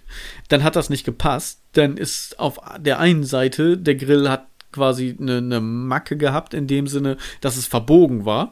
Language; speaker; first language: German; native; German